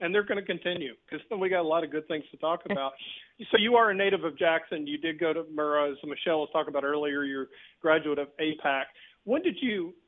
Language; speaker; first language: English; native; English